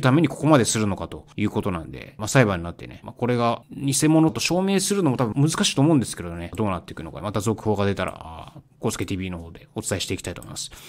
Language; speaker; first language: Japanese; native; Japanese